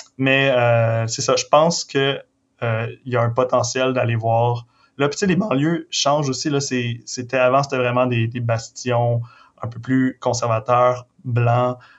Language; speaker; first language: French; native; French